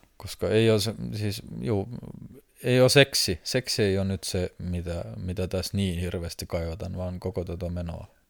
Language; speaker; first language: Finnish; non-native, fluent; Estonian